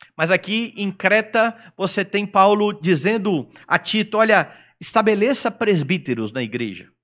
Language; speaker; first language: Portuguese; native; Portuguese